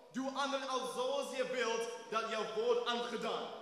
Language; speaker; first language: Dutch; non-native, fluent; English